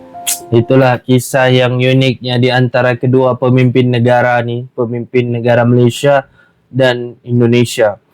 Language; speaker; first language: Malay; native; Malay